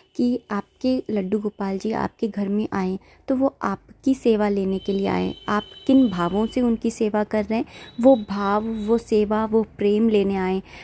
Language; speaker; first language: Hindi; native; Hindi